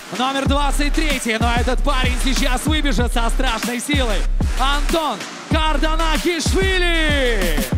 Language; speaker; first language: Russian; native; Russian